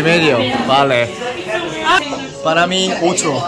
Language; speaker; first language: Spanish; non-native, learner; Korean